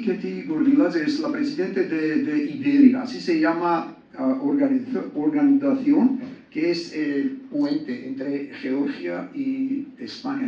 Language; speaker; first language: Spanish; non-native, learner; Georgian